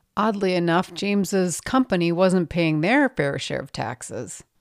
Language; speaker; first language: English; native; English